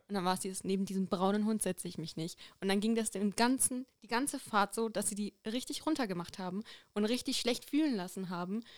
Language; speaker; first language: German; native; German